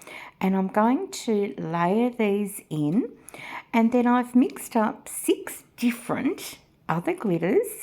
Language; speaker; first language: English; native; English